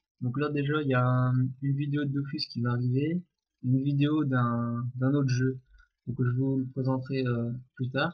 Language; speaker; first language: French; native; French